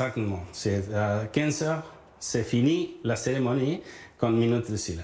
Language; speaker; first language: French; non-native, learner; Spanish